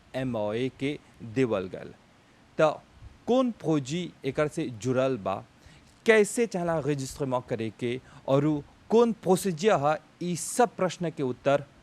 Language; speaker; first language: Bhojpuri; non-native, local second language; Morisyen